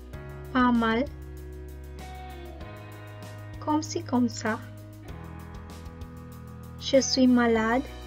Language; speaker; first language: French; non-native, fluent; Sinhala